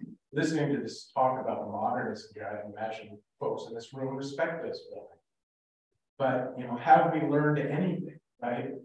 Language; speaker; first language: English; native; English